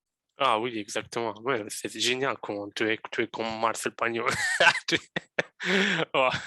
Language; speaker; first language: French; non-native, fluent; Romanian